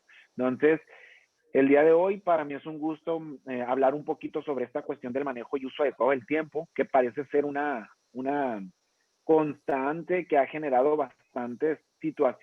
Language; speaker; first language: Spanish; native; Spanish